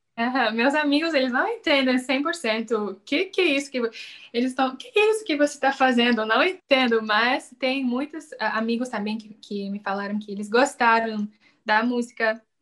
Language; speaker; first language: Portuguese; non-native, fluent; English